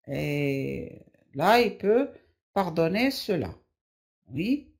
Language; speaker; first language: French; non-native, local second language; Arabic